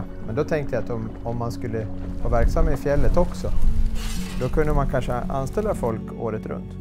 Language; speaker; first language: Swedish; native; Swedish